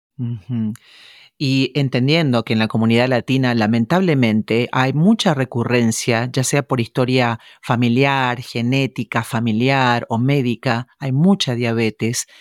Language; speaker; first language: Spanish; native; Spanish